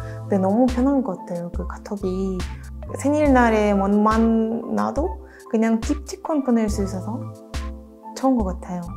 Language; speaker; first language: Korean; non-native, fluent; Russian